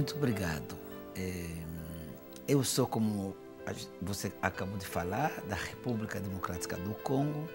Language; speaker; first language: Portuguese; non-native, fluent; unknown